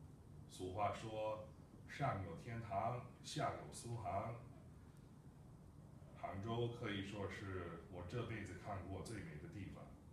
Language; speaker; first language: Chinese; non-native, fluent; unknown